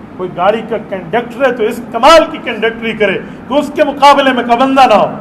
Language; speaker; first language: Urdu; non-native, local second language; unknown